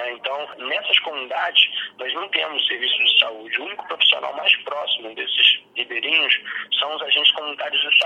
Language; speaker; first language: Portuguese; native; Portuguese